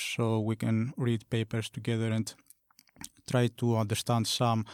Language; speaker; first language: English; non-native, fluent; Greek